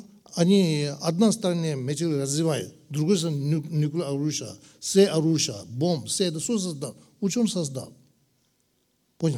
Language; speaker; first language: Russian; non-native, learner; Tibetan